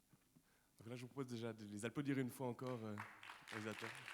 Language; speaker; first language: French; native; French